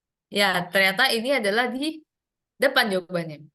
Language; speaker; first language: Indonesian; native; Indonesian